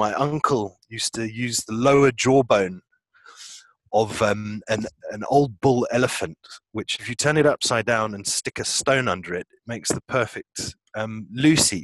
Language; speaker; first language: English; native; English